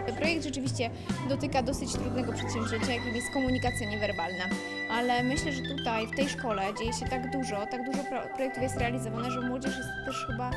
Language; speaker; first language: Polish; native; Polish